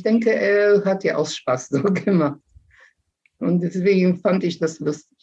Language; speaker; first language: German; non-native, fluent; Polish